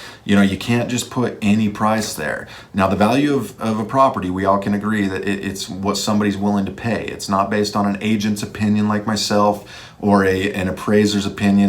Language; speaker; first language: English; native; English